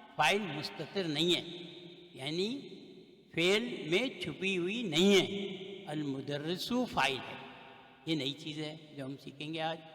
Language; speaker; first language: Urdu; native; Urdu